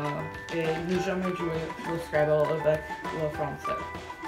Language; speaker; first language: French; non-native, learner; English